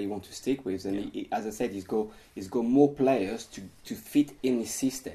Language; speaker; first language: English; non-native, fluent; French